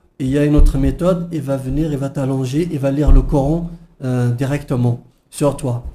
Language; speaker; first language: French; non-native, local second language; Kabyle